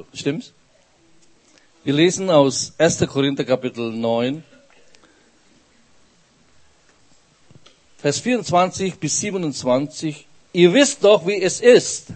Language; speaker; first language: German; non-native, fluent; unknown